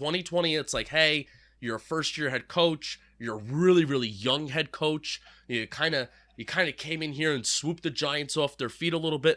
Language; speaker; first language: English; native; English